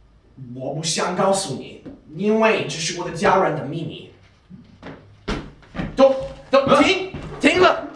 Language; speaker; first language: Chinese; non-native, learner; English